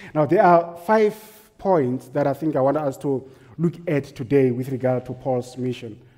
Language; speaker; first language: English; non-native, local second language; Northern Sotho